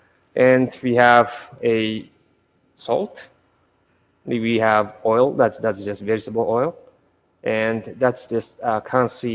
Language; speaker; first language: English; non-native, fluent; Japanese